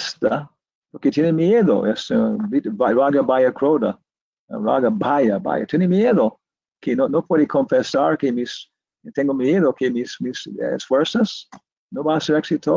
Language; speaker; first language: Spanish; non-native, learner; English